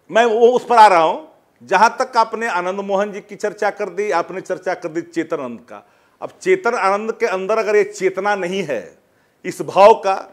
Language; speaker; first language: Hindi; native; Hindi